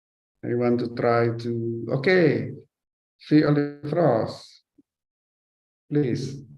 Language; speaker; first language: English; non-native, fluent; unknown